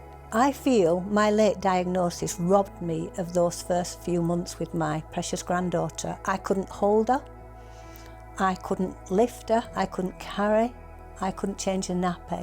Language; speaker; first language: English; native; English